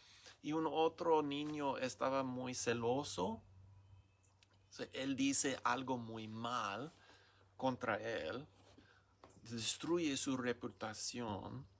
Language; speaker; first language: Spanish; non-native, learner; English